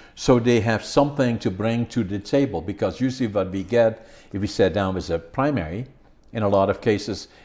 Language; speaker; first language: English; non-native, fluent; Dutch